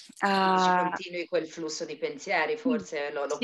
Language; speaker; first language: Italian; native; Italian